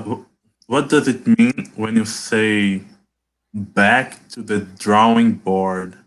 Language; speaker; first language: English; non-native, learner; Portuguese